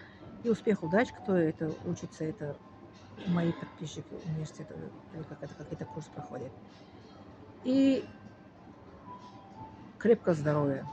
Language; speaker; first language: Russian; non-native, fluent; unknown